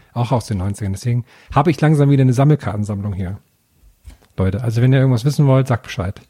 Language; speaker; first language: German; native; German